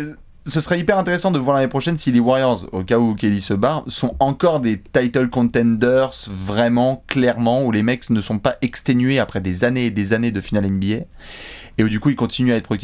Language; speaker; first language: French; native; French